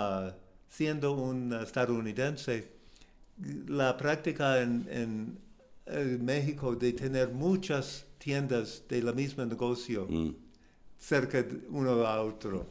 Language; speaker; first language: Spanish; non-native, learner; English